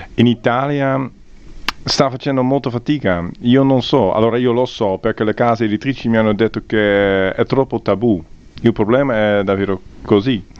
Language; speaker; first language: Italian; non-native, fluent; Dutch